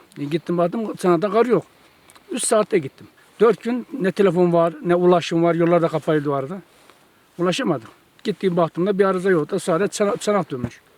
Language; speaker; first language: Turkish; native; Turkish